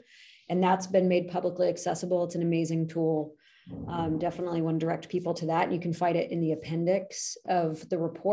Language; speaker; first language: English; native; English